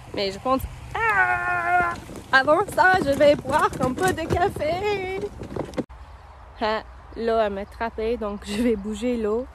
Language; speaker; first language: French; non-native, fluent; English